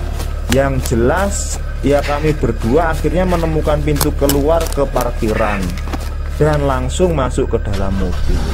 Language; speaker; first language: Indonesian; native; Indonesian